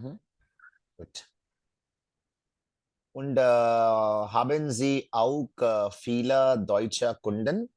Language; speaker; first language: German; non-native, fluent; Hindi